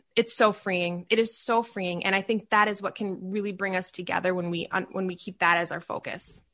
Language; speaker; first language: English; native; English